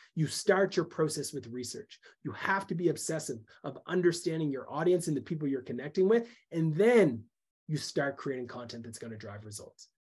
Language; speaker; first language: English; native; English